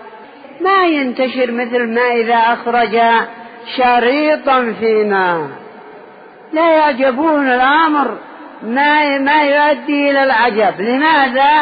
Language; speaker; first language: Arabic; native; Arabic